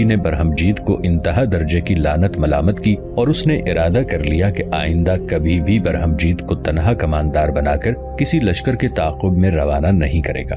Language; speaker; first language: Urdu; native; Urdu